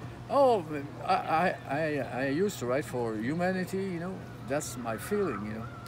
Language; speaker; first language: English; non-native, fluent; French